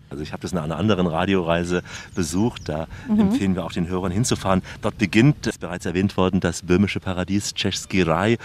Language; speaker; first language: German; native; German